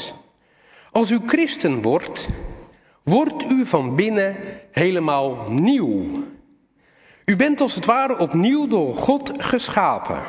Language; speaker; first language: Dutch; native; Dutch